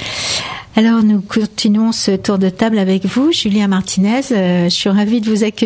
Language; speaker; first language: French; native; French